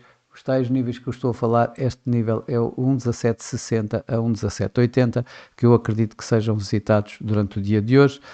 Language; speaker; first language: Portuguese; native; Portuguese